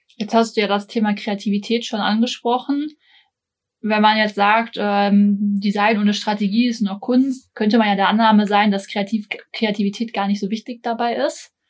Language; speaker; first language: German; native; German